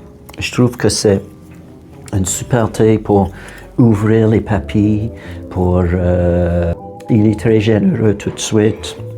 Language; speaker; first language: French; non-native, fluent; English